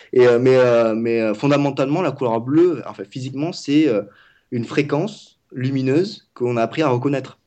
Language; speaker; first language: French; non-native, fluent; Vietnamese